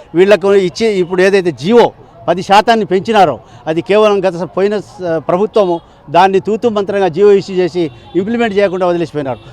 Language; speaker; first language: Telugu; non-native, local second language; Lambadi